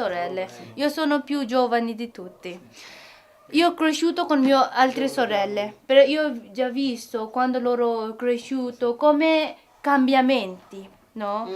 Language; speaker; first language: Italian; non-native, learner; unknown